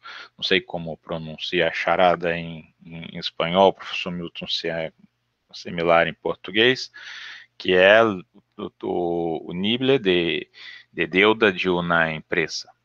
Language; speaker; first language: Spanish; non-native, learner; Portuguese